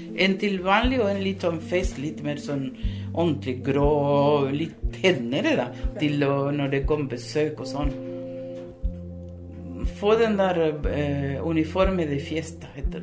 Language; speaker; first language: Norwegian; early bilingual, other home language; Spanish